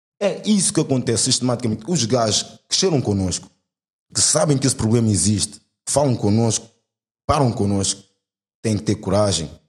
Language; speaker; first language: Portuguese; native; Portuguese